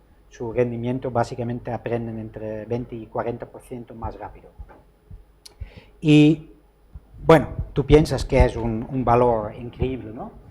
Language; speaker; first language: Spanish; non-native, fluent; Dutch